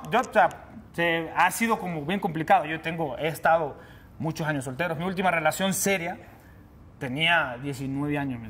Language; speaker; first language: Spanish; native; Spanish